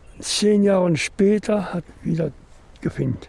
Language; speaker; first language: German; non-native, learner; French